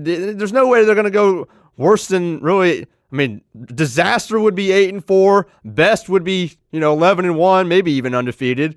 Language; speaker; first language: English; native; English